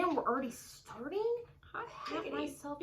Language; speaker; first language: English; native; English